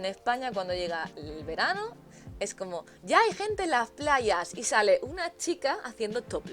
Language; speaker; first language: Spanish; native; Spanish